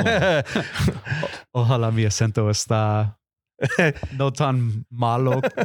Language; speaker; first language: Spanish; non-native, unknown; English